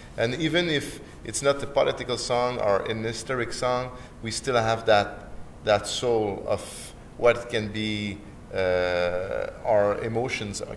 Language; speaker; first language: English; non-native, fluent; French